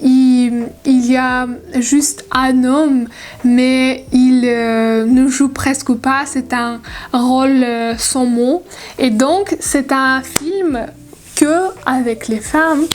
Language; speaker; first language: French; non-native, learner; Russian